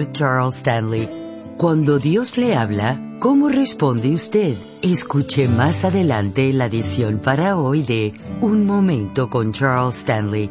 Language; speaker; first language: Spanish; native; Spanish